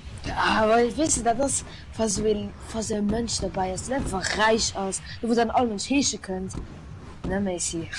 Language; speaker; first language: German; non-native, local second language; Luxembourgish